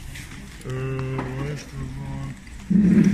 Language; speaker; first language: French; native; French